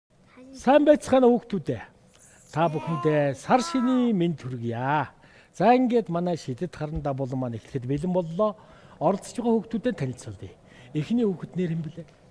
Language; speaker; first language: Mongolian; native; Mongolian